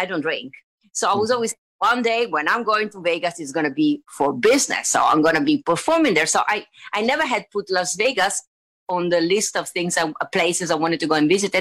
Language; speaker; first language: English; non-native, fluent; Italian